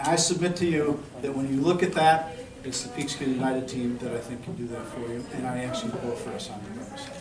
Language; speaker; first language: English; native; English